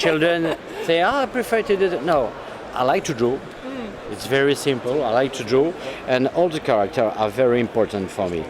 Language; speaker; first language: English; non-native, fluent; French